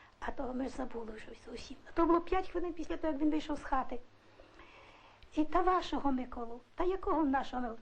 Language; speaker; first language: Ukrainian; native; Ukrainian